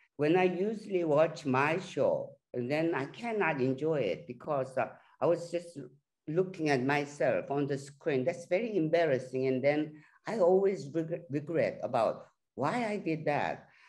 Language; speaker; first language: English; non-native, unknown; Korean